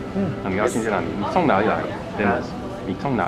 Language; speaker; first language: Chinese; non-native, learner; English